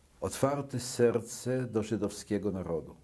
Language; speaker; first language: Polish; early bilingual, other home language; Yiddish